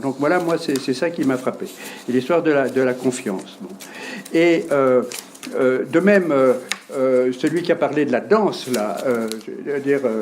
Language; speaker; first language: French; native; French